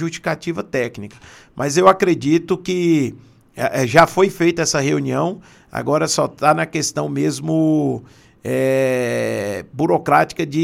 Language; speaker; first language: Portuguese; native; Portuguese